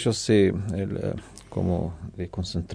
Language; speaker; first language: Spanish; non-native, learner; Arabic